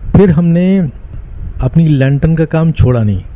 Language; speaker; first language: Hindi; native; Hindi